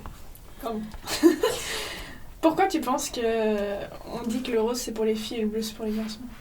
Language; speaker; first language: French; native; French